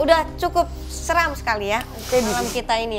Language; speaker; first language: Indonesian; native; Indonesian